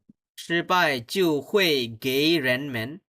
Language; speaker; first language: Chinese; non-native, fluent; Bangla